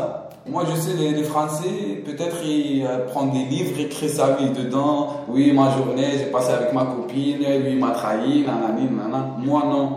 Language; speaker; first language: French; non-native, learner; Arabic